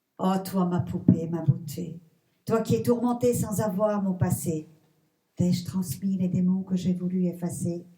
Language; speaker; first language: French; early bilingual, other home language; Persian